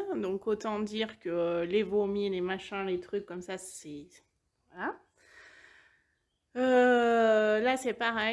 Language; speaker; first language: French; native; French